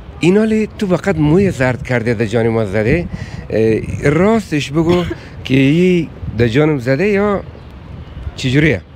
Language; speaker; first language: Persian; native; Persian